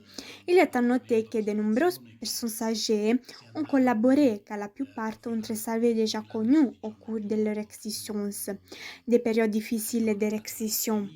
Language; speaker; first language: French; non-native, learner; Italian